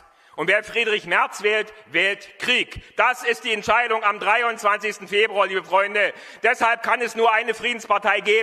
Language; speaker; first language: German; native; German